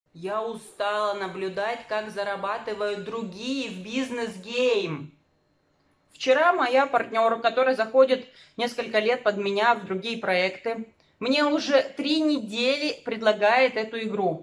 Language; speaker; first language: Russian; native; Russian